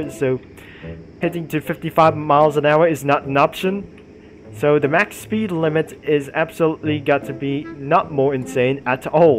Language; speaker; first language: English; non-native, learner; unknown